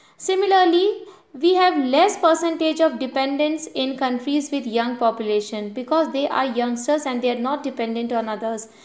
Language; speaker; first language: English; non-native, local second language; Hindi